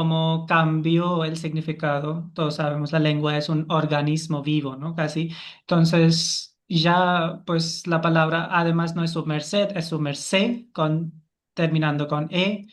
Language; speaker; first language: Spanish; non-native, fluent; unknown